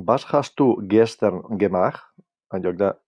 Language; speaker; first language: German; non-native, fluent; Catalan